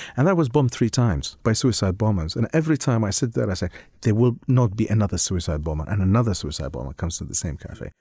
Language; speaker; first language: English; non-native, fluent; Arabic